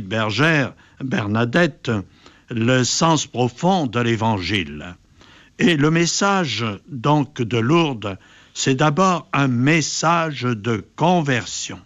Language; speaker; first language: French; native; French